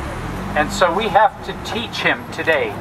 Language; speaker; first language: English; native; English